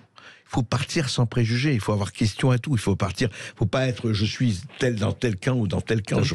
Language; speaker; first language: French; native; French